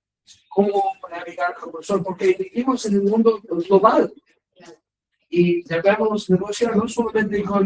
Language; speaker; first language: Spanish; non-native, learner; English